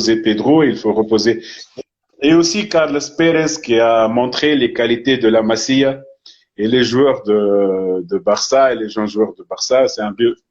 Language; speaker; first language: French; non-native, fluent; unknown